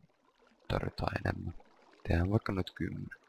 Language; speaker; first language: Finnish; native; Finnish